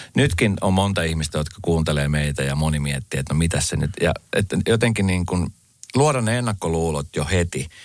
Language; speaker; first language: Finnish; native; Finnish